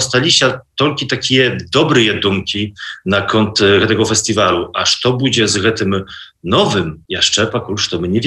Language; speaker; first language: Belarusian; non-native, local second language; Polish